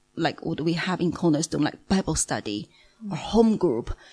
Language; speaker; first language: English; non-native, fluent; Chinese